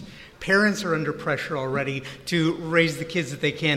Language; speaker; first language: English; native; English